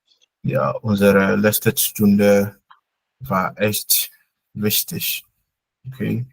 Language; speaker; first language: German; non-native, fluent; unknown